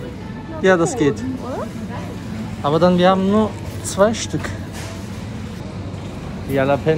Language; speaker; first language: German; non-native, fluent; Turkish